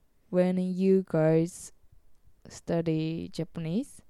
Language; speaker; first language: English; non-native, learner; Japanese